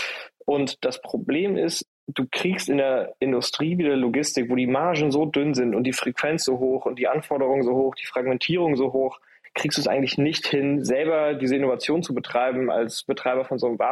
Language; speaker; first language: German; native; German